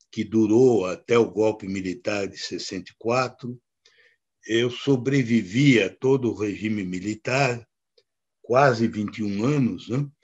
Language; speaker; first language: Portuguese; native; Portuguese